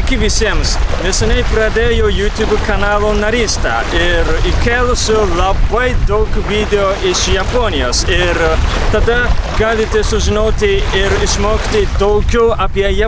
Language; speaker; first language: Lithuanian; non-native, learner; Japanese